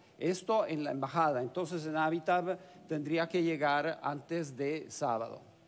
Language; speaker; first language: Spanish; non-native, fluent; Italian